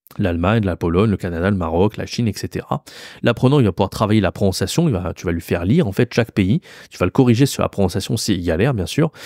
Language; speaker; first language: French; native; French